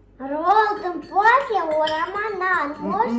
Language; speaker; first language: Russian; non-native, local second language; Kazakh